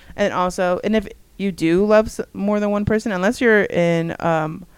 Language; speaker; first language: English; native; English